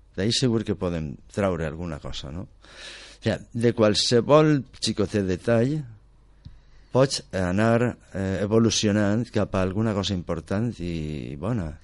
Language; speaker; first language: Catalan; native; Catalan